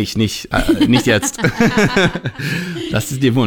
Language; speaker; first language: German; non-native, learner; English